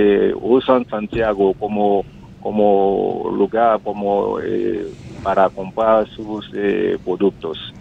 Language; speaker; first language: Spanish; non-native, fluent; Haitian Creole